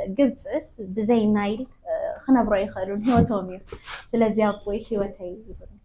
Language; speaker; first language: Tigrinya; non-native, local second language; Amharic